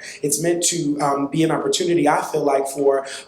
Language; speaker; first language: English; native; English